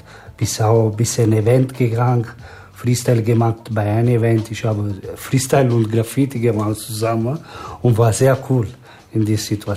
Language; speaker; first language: German; non-native, learner; Italian